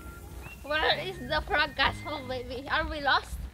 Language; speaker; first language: English; non-native, local second language; Filipino